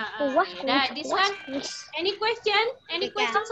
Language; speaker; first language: English; non-native, fluent; Indonesian